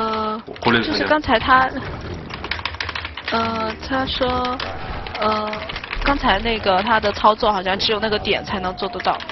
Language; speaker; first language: Chinese; native; Chinese